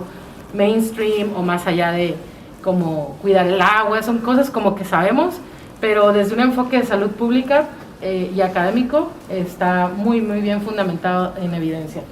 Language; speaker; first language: Spanish; native; Spanish